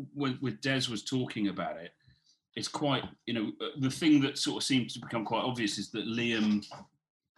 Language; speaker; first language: English; native; English